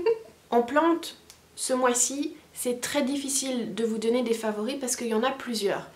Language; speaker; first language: French; native; French